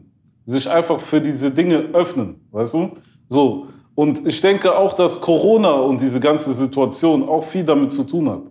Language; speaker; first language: German; early bilingual, other home language; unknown